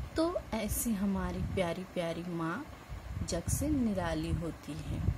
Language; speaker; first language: Hindi; non-native, local second language; Marathi